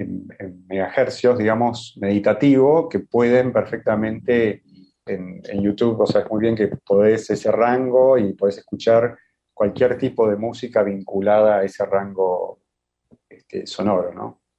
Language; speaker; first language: Spanish; native; Spanish